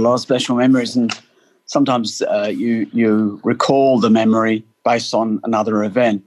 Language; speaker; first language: English; native; English